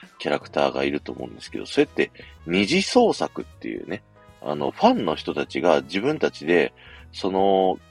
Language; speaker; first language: Japanese; native; Japanese